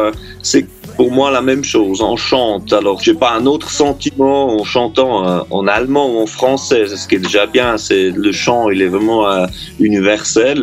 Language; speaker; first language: French; native; French